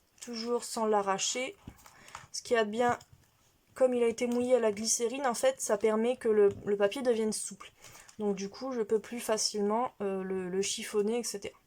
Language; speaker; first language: French; native; French